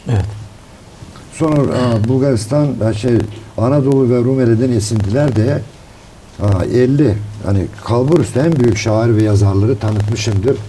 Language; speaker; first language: Turkish; native; Turkish